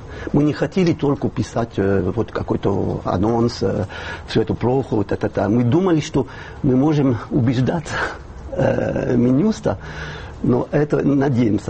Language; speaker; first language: Russian; non-native, fluent; French